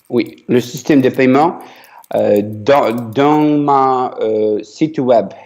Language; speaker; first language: French; non-native, learner; Ukrainian